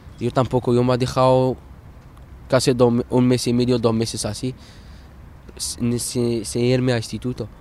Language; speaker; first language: Spanish; non-native, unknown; Arabic